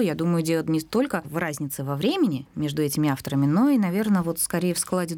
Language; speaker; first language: Russian; native; Russian